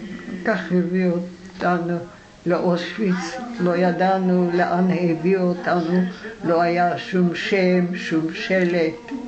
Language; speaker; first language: Hebrew; non-native, fluent; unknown